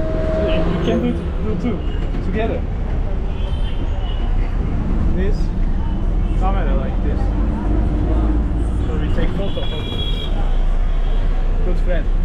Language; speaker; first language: English; non-native, learner; Turkish